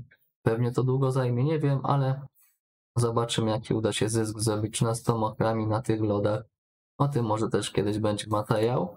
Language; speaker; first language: Polish; native; Polish